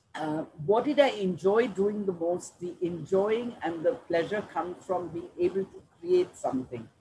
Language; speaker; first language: English; non-native, local second language; Punjabi